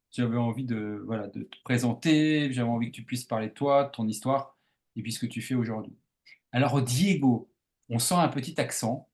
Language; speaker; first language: French; native; French